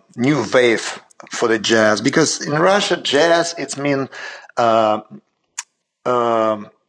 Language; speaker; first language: English; non-native, learner; Russian